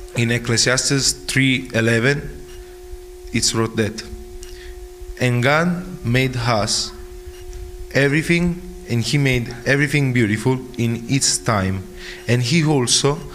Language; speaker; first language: English; non-native, fluent; Italian